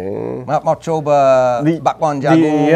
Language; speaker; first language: Indonesian; non-native, learner; English